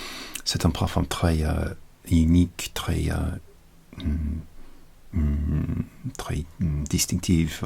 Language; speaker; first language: French; non-native, learner; English